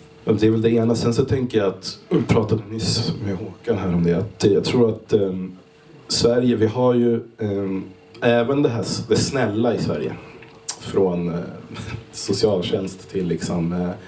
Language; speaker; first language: Swedish; native; Swedish